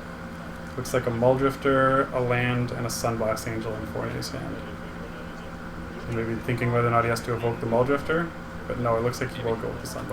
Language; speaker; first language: English; native; English